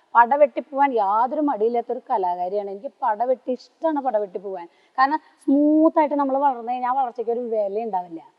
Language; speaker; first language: Malayalam; native; Malayalam